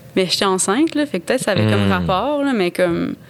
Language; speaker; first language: French; native; French